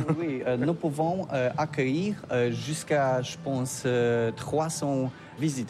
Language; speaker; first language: French; non-native, learner; Polish